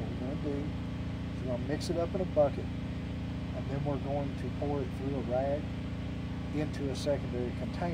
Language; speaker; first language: English; native; English